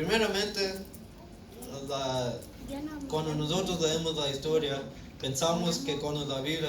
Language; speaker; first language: Spanish; early bilingual, heritage; Spanish